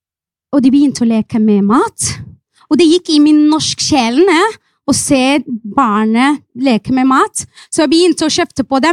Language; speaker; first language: Norwegian; non-native, fluent; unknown